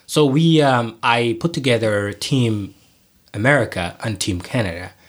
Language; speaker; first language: English; non-native, fluent; Somali